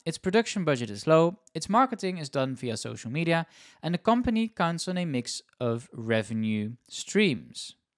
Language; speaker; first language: English; non-native, fluent; Dutch